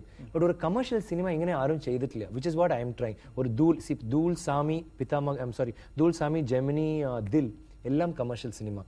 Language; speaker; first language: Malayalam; non-native, learner; Tamil